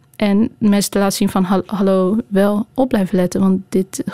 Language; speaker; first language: Dutch; native; Dutch